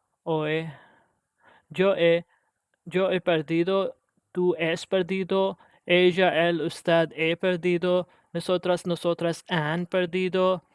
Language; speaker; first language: Spanish; non-native, learner; English